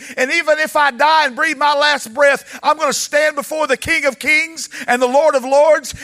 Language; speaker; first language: English; native; English